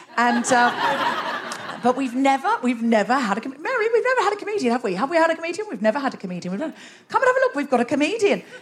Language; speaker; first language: English; native; English